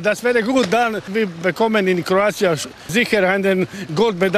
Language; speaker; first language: German; non-native, learner; Croatian